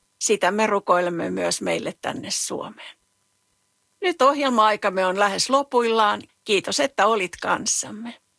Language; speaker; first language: Finnish; native; Finnish